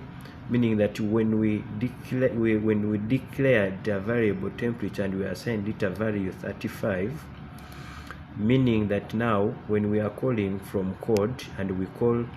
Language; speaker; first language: English; non-native, local second language; Ganda